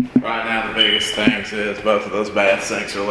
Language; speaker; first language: English; native; English